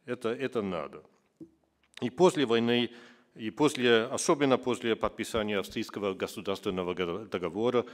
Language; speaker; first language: Russian; non-native, fluent; German